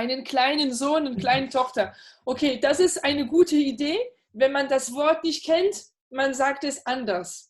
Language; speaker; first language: German; non-native, fluent; French